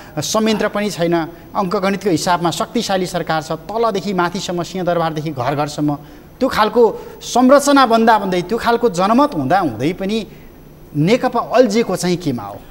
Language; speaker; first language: Nepali; native; Nepali